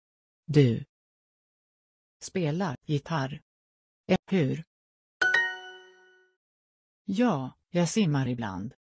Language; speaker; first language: Swedish; non-native, learner; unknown